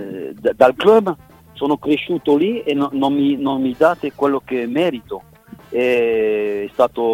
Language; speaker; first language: Italian; non-native, fluent; French